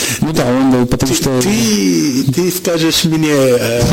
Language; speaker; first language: Russian; non-native, learner; French